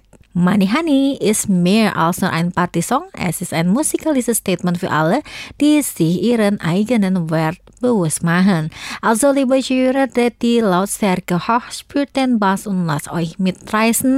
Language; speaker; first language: German; non-native, fluent; Indonesian